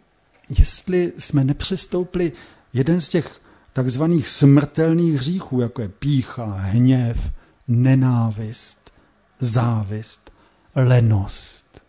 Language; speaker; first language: Czech; native; Czech